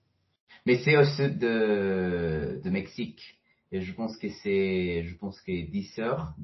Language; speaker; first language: French; non-native, fluent; Spanish